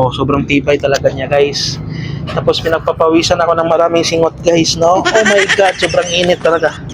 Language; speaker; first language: Filipino; non-native, local second language; Cebuano